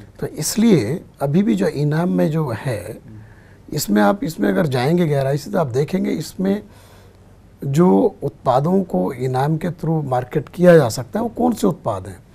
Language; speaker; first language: Hindi; native; Hindi